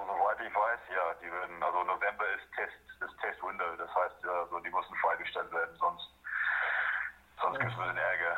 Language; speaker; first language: German; non-native, fluent; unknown